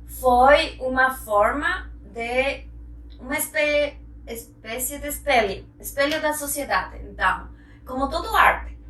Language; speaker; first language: Portuguese; non-native, fluent; Spanish